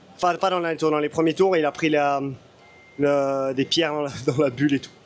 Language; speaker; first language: French; native; French